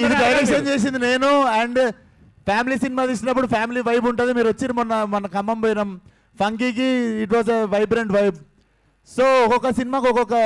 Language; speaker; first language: Telugu; native; Telugu